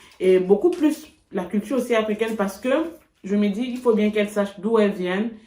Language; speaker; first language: French; native; French